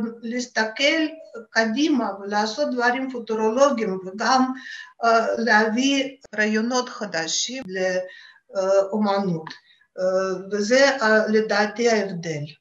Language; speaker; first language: Hebrew; non-native, fluent; Russian